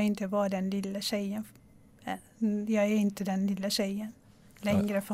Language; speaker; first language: Swedish; non-native, local second language; Persian